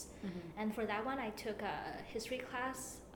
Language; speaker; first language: English; non-native, fluent; Chinese